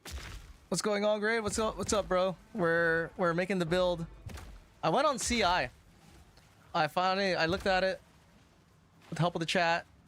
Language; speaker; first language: English; native; English